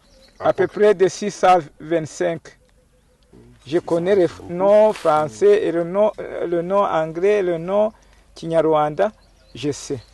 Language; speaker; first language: French; non-native, local second language; Kinyarwanda